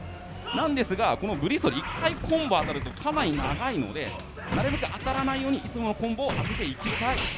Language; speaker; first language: Japanese; native; Japanese